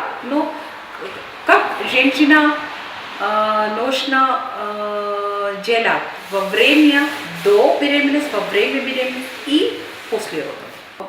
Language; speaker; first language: Russian; non-native, learner; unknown